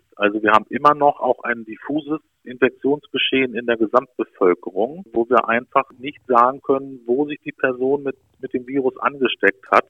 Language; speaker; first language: German; native; German